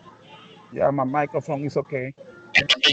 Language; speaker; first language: English; non-native, learner; Spanish